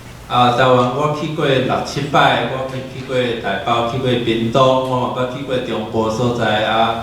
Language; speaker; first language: Chinese; native; Chinese